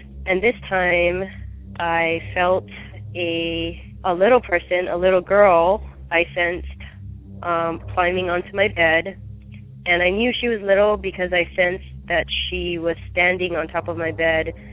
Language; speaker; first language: English; native; English